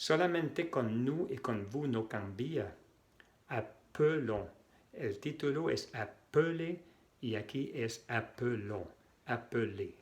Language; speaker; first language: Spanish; non-native, fluent; French